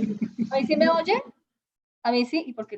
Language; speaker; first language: Spanish; native; Spanish